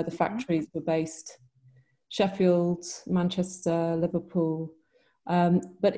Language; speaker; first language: English; native; English